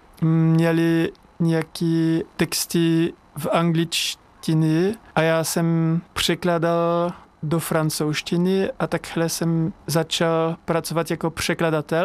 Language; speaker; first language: Czech; non-native, learner; French